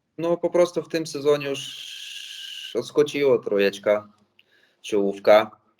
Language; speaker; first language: Polish; non-native, fluent; Latvian